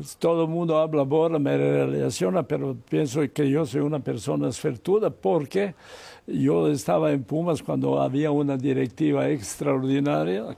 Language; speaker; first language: Spanish; non-native, fluent; Serbian